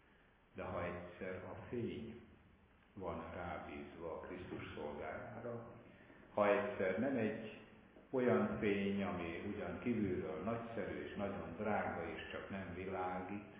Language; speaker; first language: Hungarian; native; Hungarian